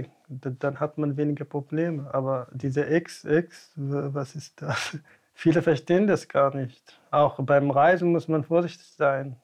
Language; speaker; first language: German; non-native, fluent; Tamasheq